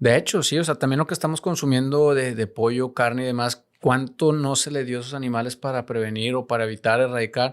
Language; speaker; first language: Spanish; native; Spanish